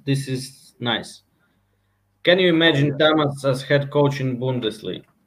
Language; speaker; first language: English; non-native, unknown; Latvian